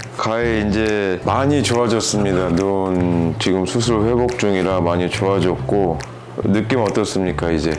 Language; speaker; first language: Korean; native; Korean